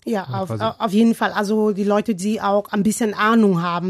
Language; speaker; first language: German; non-native, learner; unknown